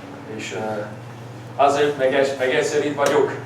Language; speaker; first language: Hungarian; early bilingual, heritage; English